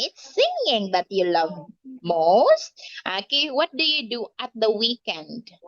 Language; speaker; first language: English; non-native, local second language; Filipino